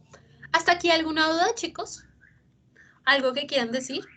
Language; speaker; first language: Spanish; native; Spanish